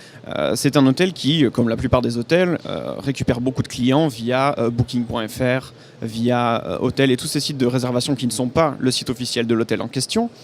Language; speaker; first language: French; native; French